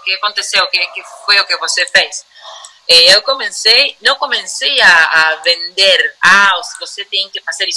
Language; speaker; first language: Portuguese; non-native, learner; Spanish